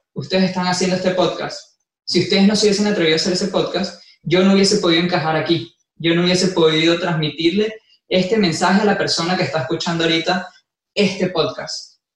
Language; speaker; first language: Spanish; native; Spanish